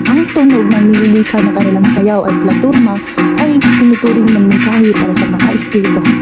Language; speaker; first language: Filipino; non-native, local second language; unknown